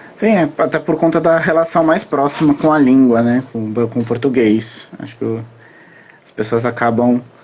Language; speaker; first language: Portuguese; native; Portuguese